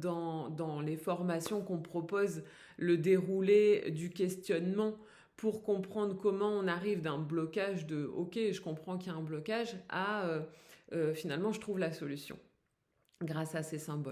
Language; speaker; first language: French; native; French